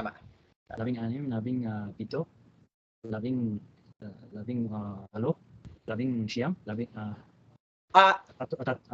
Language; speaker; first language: Filipino; non-native, learner; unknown